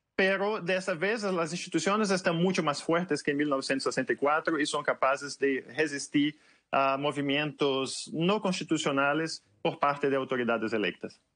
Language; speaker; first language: Portuguese; native; Portuguese